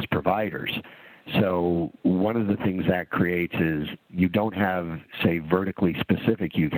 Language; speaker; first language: English; native; English